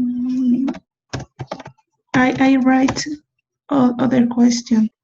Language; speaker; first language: English; non-native, learner; Spanish